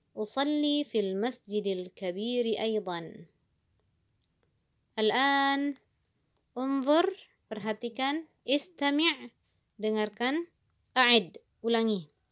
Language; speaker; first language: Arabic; non-native, fluent; Indonesian